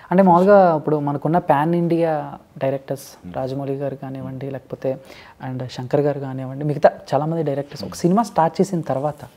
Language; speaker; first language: Telugu; native; Telugu